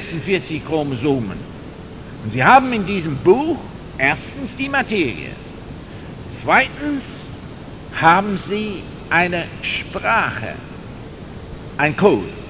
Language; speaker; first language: German; non-native, fluent; English